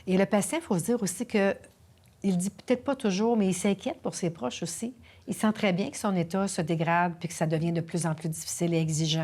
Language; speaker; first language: French; native; French